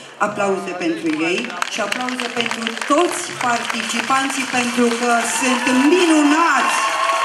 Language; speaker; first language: Romanian; non-native, local second language; Serbian